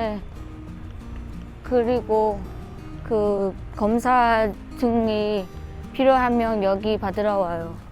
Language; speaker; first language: Korean; non-native, learner; Vietnamese